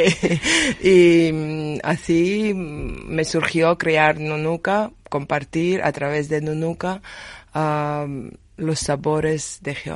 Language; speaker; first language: Spanish; non-native, learner; Georgian